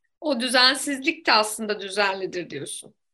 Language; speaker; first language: Turkish; native; Turkish